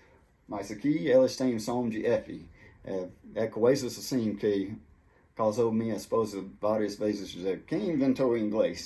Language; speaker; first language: Portuguese; non-native, fluent; English